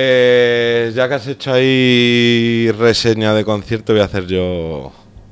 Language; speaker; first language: Spanish; native; Spanish